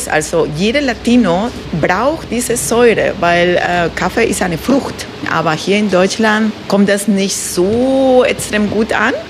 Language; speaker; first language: German; non-native, fluent; Spanish